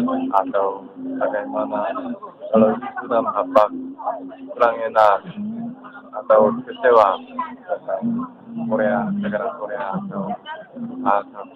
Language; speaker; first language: Indonesian; non-native, learner; Korean